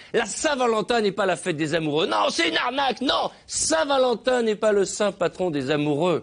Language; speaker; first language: French; native; French